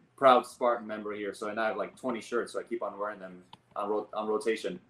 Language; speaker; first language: English; early bilingual, other home language; Armenian